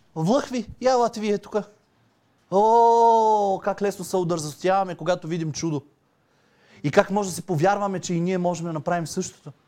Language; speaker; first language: Bulgarian; native; Bulgarian